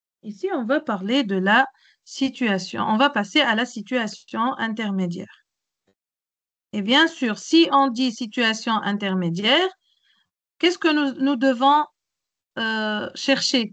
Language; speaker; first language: French; non-native, local second language; Arabic